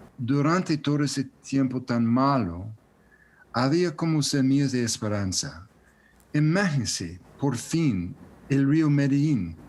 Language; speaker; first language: Spanish; non-native, fluent; English